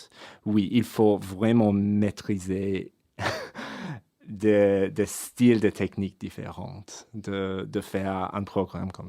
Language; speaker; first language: French; non-native, fluent; English